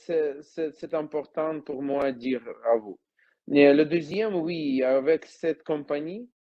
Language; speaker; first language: French; non-native, learner; Ukrainian